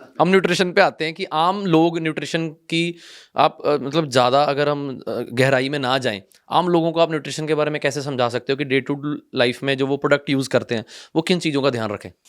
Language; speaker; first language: Hindi; non-native, local second language; Punjabi